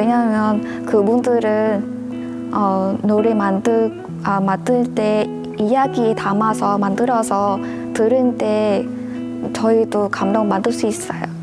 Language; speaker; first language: Korean; non-native, learner; Vietnamese